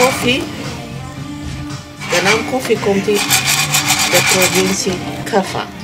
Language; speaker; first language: Dutch; non-native, learner; Amharic